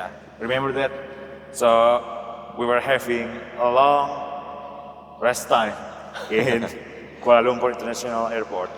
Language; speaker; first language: English; non-native, learner; Indonesian